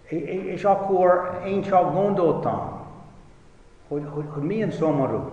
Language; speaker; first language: Hungarian; non-native, fluent; English